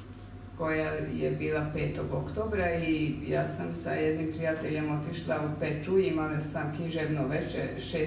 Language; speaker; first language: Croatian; non-native, local second language; Hungarian